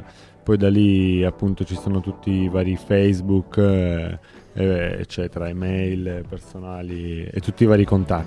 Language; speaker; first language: Italian; native; Italian